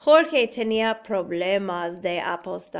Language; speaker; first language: Spanish; non-native, fluent; English